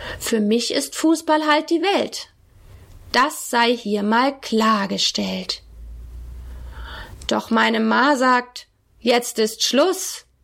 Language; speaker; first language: German; native; German